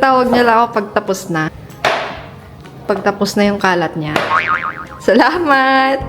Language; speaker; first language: Filipino; native; Filipino